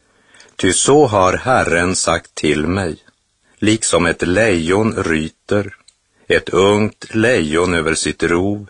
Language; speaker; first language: Swedish; native; Swedish